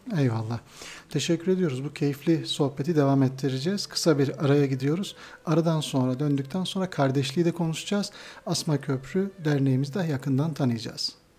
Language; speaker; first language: Turkish; native; Turkish